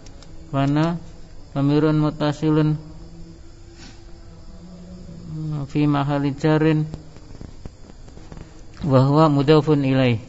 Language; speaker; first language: Arabic; non-native, learner; Indonesian